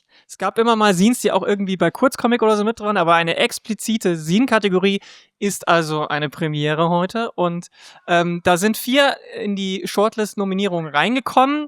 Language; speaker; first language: German; native; German